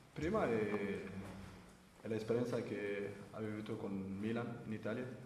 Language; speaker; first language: Italian; non-native, learner; French